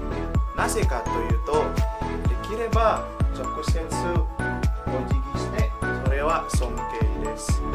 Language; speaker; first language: Japanese; non-native, learner; Indonesian